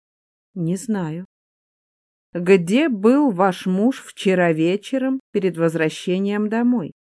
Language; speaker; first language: Russian; native; Russian